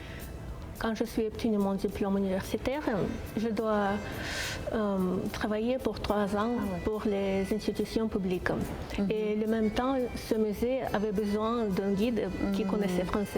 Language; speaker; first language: French; non-native, fluent; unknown